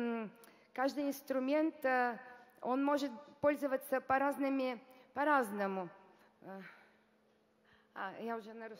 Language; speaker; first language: Russian; non-native, fluent; Italian